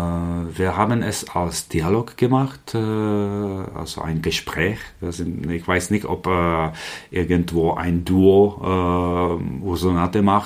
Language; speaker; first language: German; non-native, fluent; Czech